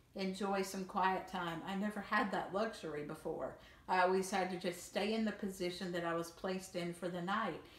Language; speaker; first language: English; native; English